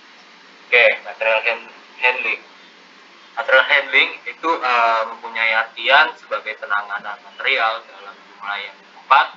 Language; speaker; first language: Indonesian; native; Indonesian